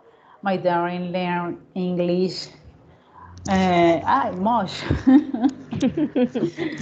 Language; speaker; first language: English; non-native, learner; Spanish